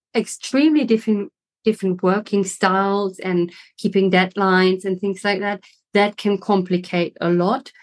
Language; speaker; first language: English; non-native, fluent; German